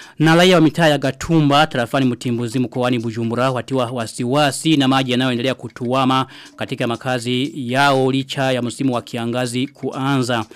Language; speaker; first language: Swahili; non-native, local second language; Rundi